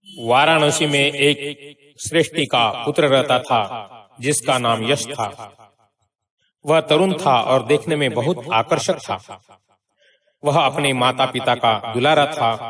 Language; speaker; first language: Hindi; non-native, local second language; Marathi